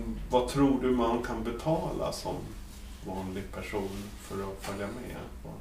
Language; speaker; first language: Swedish; native; Swedish